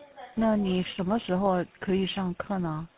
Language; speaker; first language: Chinese; non-native, fluent; Korean